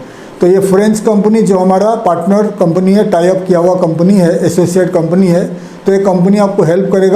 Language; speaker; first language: Hindi; non-native, local second language; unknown